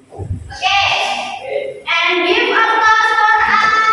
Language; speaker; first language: English; non-native, learner; Indonesian